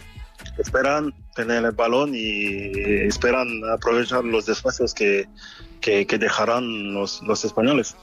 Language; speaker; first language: Spanish; non-native, fluent; French